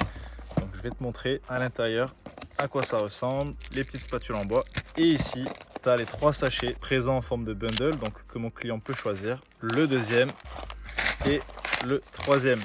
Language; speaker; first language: French; native; French